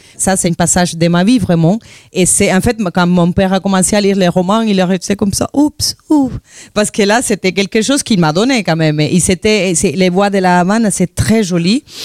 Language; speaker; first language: French; non-native, fluent; Spanish